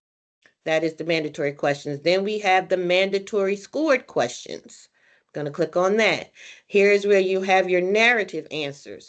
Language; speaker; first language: English; native; English